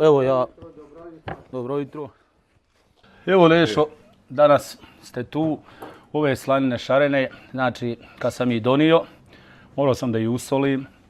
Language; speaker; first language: Bosnian; native; Bosnian